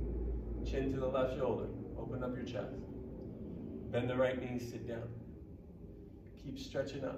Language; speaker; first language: English; native; English